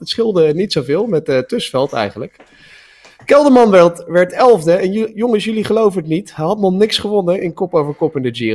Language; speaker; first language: Dutch; native; Dutch